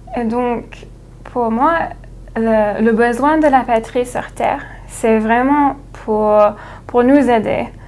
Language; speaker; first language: French; non-native, fluent; English